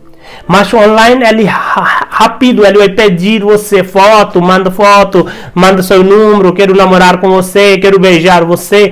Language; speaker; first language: Portuguese; non-native, learner; Hindi